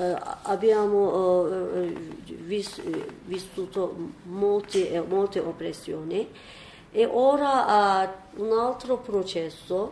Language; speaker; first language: Italian; non-native, learner; Turkish